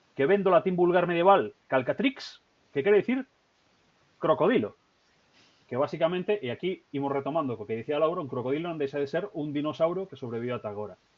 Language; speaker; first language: Galician; native; Galician